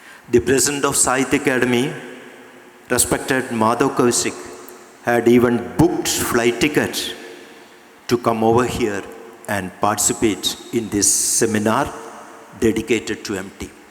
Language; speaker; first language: English; non-native, local second language; Malayalam